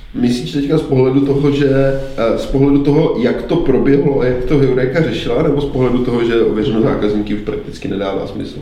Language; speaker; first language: Czech; native; Czech